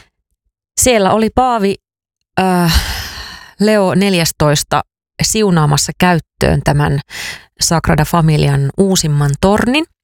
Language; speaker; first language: Finnish; native; Finnish